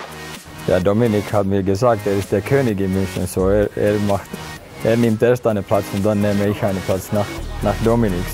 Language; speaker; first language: German; non-native, fluent; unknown